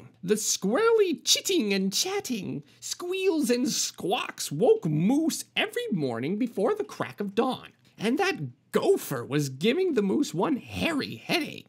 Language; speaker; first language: English; native; English